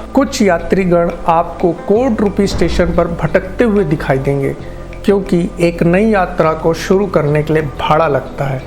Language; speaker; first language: Hindi; native; Hindi